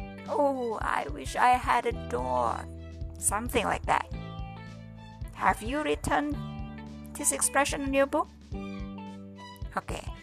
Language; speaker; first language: English; non-native, fluent; Indonesian